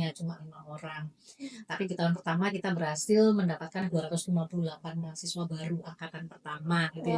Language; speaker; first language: Indonesian; native; Indonesian